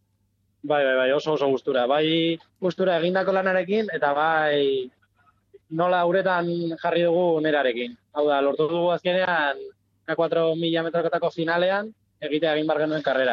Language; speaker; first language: Basque; native; Basque